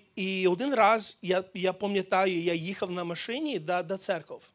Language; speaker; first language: Ukrainian; early bilingual, heritage; Ukrainian